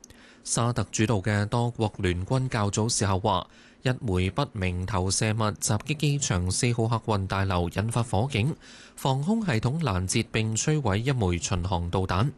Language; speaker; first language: Chinese; non-native, local second language; Cantonese